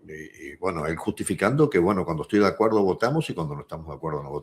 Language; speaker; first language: Spanish; native; Spanish